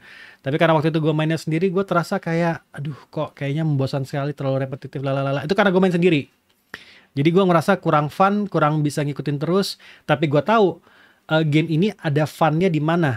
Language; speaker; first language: Indonesian; native; Indonesian